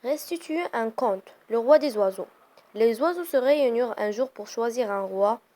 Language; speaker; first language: French; non-native, local second language; Arabic